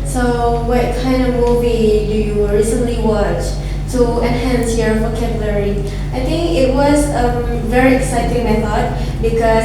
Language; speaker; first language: English; non-native, learner; Indonesian